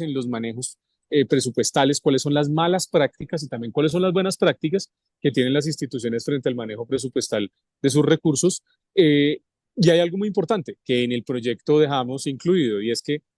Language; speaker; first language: Spanish; native; Spanish